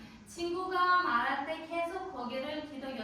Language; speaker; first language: Korean; non-native, fluent; Uzbek